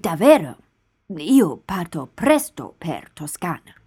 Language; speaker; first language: Italian; non-native, learner; English